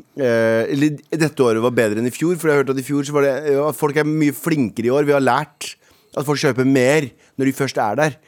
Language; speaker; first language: Norwegian; early bilingual, other home language; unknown